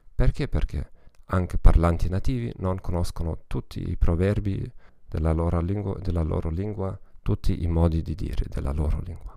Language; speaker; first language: Italian; non-native, fluent; German